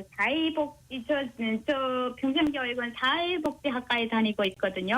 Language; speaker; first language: Korean; native; Korean